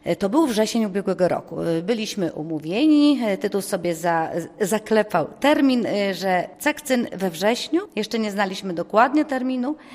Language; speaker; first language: Polish; native; Polish